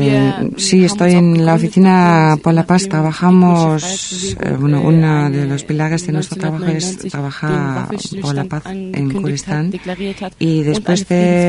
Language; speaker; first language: Spanish; non-native, fluent; German